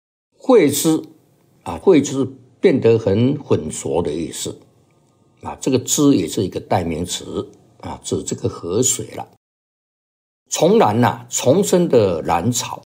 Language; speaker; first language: Chinese; native; Chinese